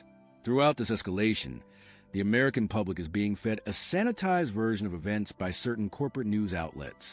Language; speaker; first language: English; native; English